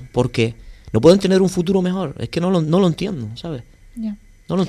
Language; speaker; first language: Spanish; native; Spanish